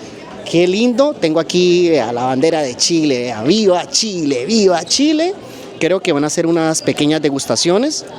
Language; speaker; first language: Spanish; native; Spanish